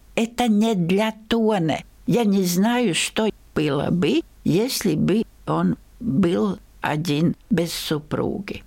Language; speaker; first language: Russian; non-native, local second language; Latvian